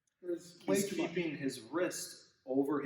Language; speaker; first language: English; native; English